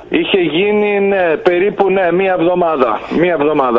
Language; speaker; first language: Greek; early bilingual, heritage; Greek